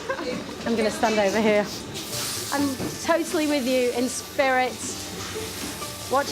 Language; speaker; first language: English; native; English